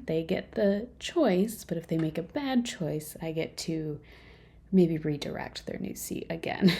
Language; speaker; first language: English; native; English